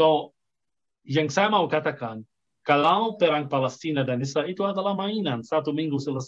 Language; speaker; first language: Indonesian; non-native, fluent; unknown